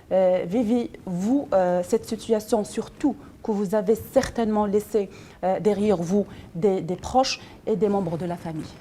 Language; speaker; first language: French; non-native, local second language; Arabic